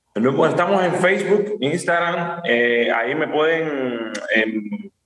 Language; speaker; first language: Spanish; native; Spanish